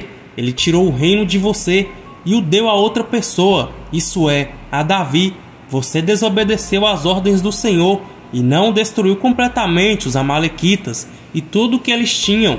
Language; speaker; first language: Portuguese; native; Portuguese